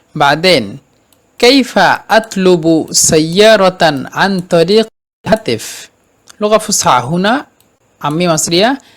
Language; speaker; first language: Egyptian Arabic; non-native, fluent; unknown